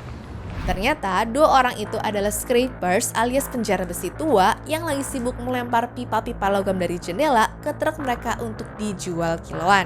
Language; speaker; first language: Indonesian; native; Indonesian